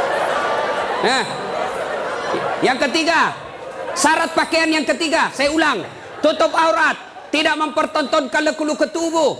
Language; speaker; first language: Indonesian; native; Indonesian